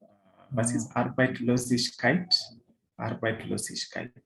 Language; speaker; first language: German; non-native, fluent; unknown